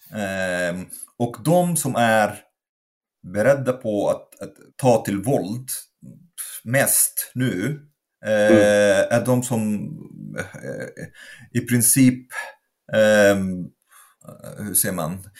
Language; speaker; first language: Swedish; non-native, fluent; Arabic